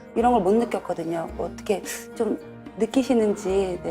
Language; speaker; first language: Korean; non-native, fluent; Filipino